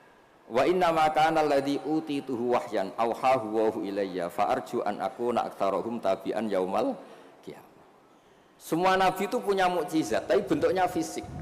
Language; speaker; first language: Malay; non-native, local second language; Javanese